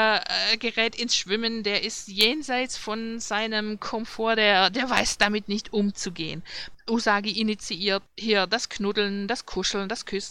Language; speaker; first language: German; native; German